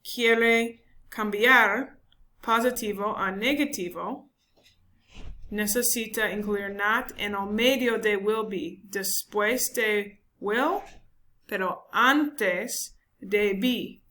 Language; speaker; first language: Spanish; non-native, learner; English